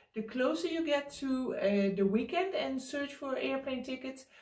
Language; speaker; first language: English; non-native, fluent; Dutch